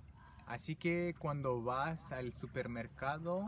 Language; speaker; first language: Spanish; non-native, fluent; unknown